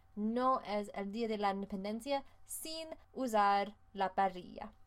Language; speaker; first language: Spanish; non-native, fluent; English